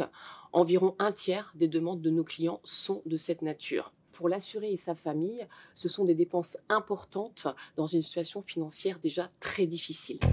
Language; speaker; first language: French; native; French